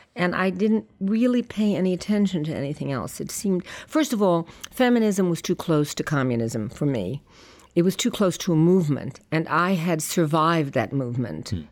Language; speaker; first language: English; native; English